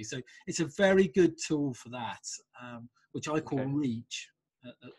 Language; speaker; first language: English; native; English